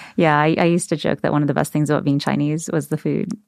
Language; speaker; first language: English; native; English